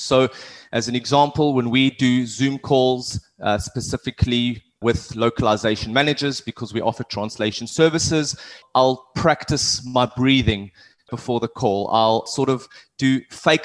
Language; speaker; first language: English; native; English